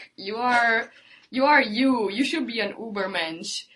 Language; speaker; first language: English; early bilingual, other home language; Italian